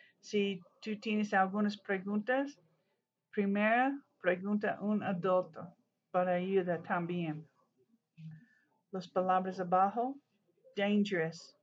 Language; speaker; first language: Spanish; non-native, learner; English